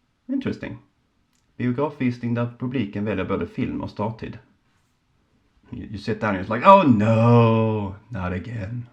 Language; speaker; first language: Swedish; native; Swedish